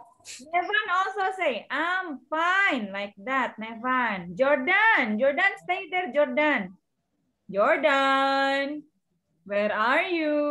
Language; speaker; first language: English; non-native, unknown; Indonesian